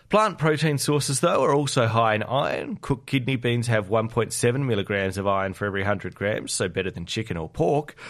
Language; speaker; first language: English; native; English